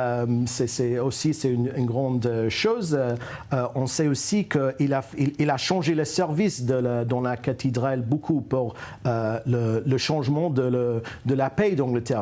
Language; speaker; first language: French; non-native, fluent; English